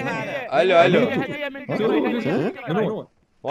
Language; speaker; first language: Arabic; native; Arabic